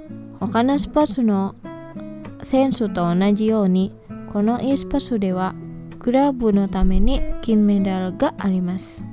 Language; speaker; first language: Japanese; non-native, fluent; Indonesian